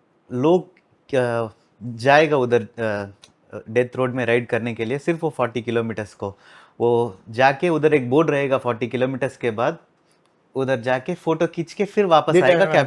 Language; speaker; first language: Hindi; non-native, local second language; Telugu